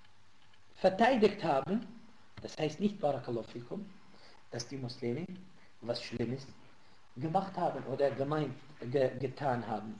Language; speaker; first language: German; non-native, fluent; Arabic